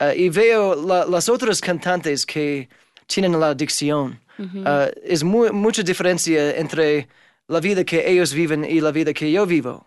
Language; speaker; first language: Spanish; non-native, fluent; English